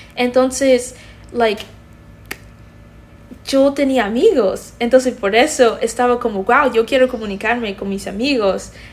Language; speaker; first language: Spanish; non-native, fluent; English